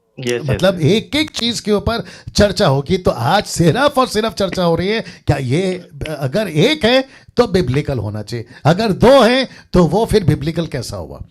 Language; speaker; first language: Hindi; native; Hindi